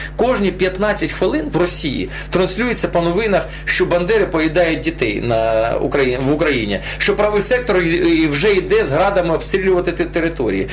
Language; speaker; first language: Ukrainian; non-native, local second language; Russian